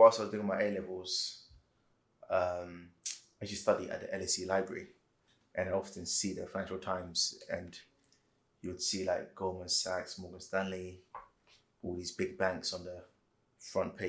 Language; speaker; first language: English; native; English